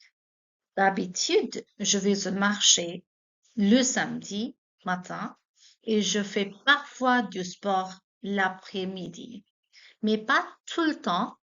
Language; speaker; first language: French; non-native, fluent; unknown